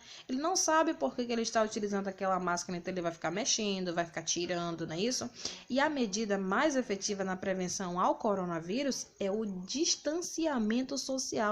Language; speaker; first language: Portuguese; native; Portuguese